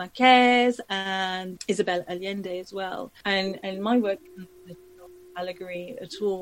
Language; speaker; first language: English; native; English